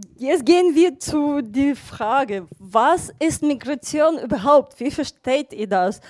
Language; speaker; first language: German; non-native, fluent; Russian